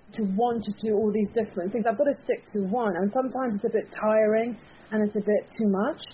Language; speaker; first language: English; early bilingual, other home language; Persian